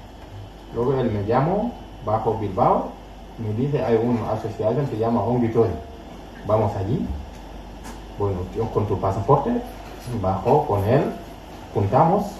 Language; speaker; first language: Spanish; non-native, learner; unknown